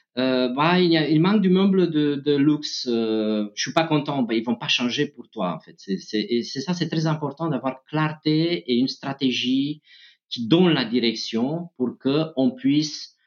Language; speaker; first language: French; non-native, fluent; Romanian